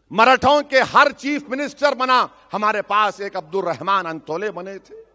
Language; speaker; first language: Hindi; non-native, local second language; Urdu